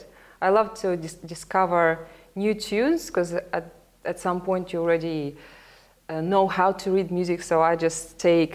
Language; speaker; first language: English; non-native, fluent; Russian